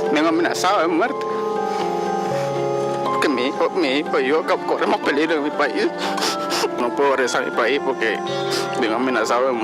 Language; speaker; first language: Spanish; native; Spanish